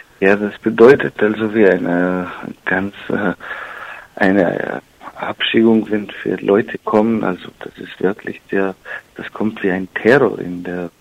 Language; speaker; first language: German; non-native, learner; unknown